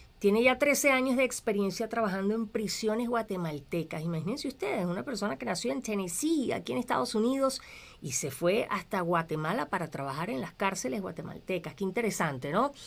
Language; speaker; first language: Spanish; native; Spanish